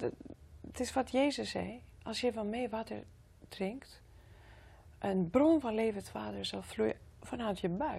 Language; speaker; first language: Dutch; non-native, fluent; Greek